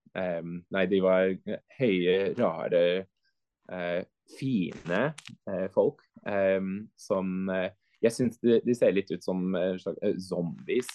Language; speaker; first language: Norwegian; non-native, fluent; English